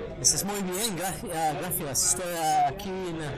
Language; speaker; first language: Spanish; non-native, learner; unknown